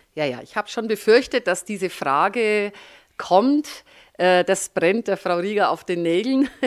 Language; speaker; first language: German; native; German